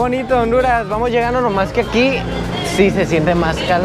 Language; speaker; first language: Spanish; native; Spanish